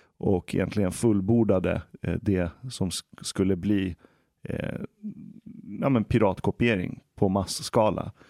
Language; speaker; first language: Swedish; early bilingual, other home language; Persian